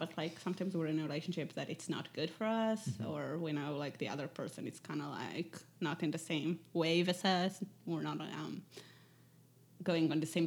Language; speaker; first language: English; non-native, fluent; Hebrew